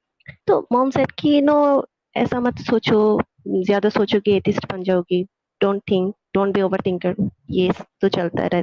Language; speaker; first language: Hindi; non-native, fluent; Bangla